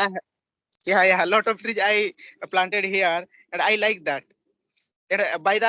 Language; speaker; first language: English; non-native, learner; Odia